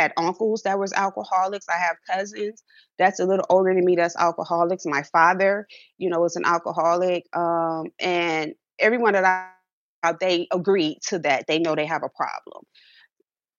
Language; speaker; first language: English; native; English